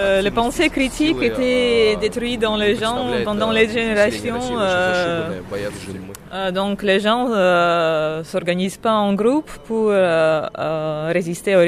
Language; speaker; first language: French; non-native, fluent; Russian